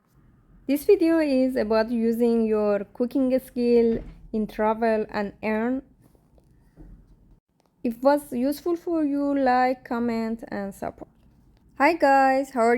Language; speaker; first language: English; non-native, learner; Persian